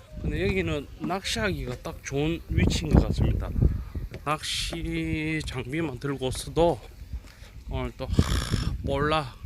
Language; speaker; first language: Korean; native; Korean